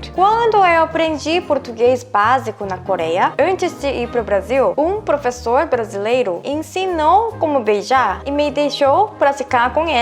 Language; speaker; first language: Portuguese; non-native, fluent; Korean